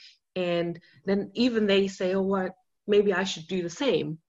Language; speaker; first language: English; non-native, fluent; German